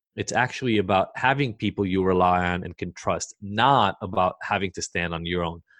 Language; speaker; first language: English; early bilingual, other home language; Hebrew